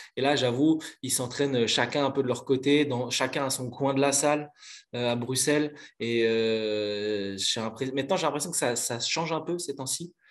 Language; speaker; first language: French; native; French